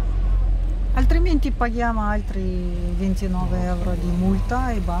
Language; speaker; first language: Italian; non-native, learner; Russian